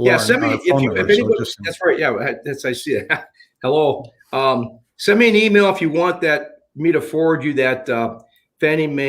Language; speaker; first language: English; native; English